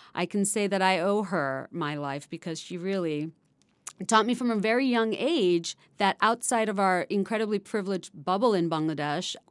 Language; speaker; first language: English; non-native, local second language; Bangla